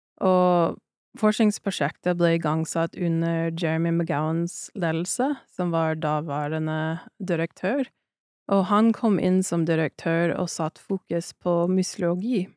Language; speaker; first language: Norwegian; non-native, fluent; English